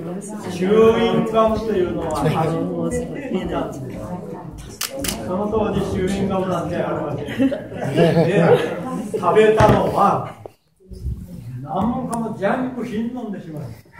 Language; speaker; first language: Japanese; native; Japanese